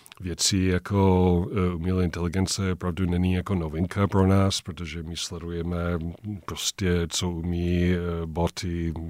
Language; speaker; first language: Czech; non-native, fluent; English